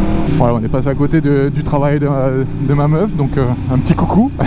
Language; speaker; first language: French; native; French